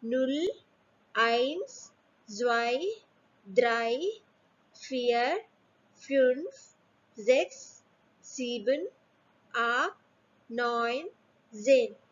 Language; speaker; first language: German; non-native, fluent; Hindi